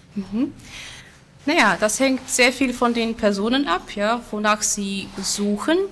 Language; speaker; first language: German; non-native, fluent; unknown